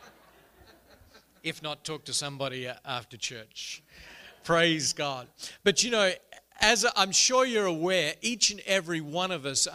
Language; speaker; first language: English; native; English